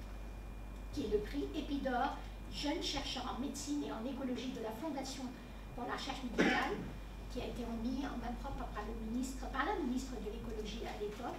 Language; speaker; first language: French; native; French